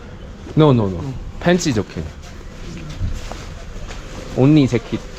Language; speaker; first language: English; non-native, learner; Korean